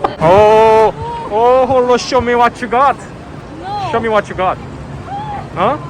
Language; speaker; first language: English; non-native, learner; Korean